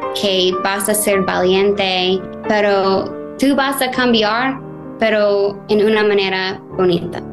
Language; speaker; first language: Spanish; non-native, fluent; English